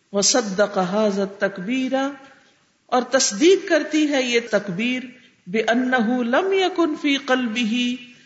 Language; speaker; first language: Urdu; native; Urdu